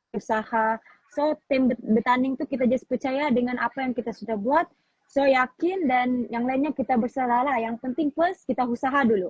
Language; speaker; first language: Malay; native; Malay